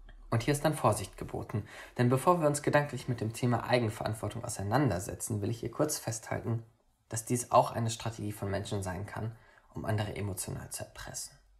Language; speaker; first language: German; native; German